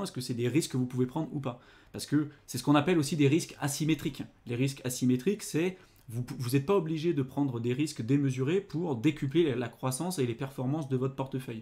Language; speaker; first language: French; native; French